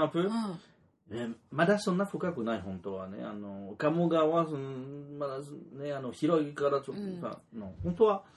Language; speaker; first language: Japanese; non-native, learner; French